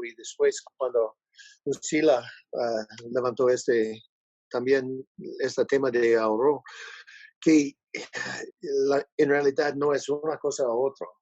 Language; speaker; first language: Spanish; non-native, learner; English